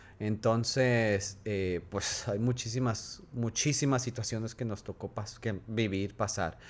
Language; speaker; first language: Spanish; native; Spanish